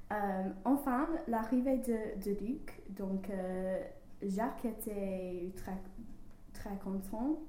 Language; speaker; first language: French; non-native, learner; English